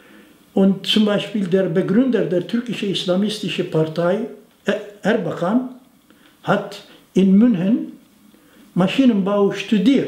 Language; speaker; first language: German; non-native, fluent; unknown